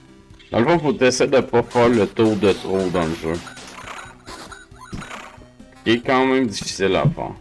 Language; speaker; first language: French; native; French